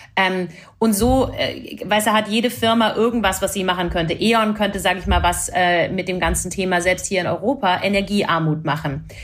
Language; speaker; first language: German; non-native, fluent; English